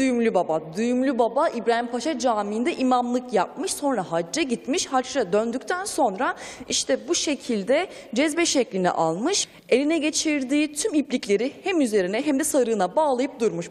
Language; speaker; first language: Turkish; native; Turkish